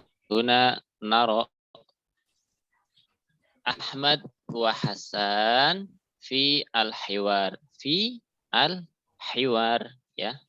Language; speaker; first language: Arabic; non-native, fluent; Indonesian